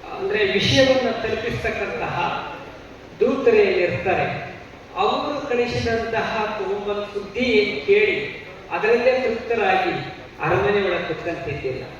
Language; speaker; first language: Kannada; native; Kannada